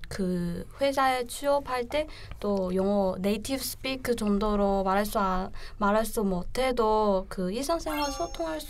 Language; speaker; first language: Korean; non-native, learner; Chinese